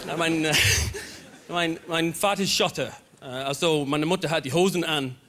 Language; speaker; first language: German; non-native, fluent; English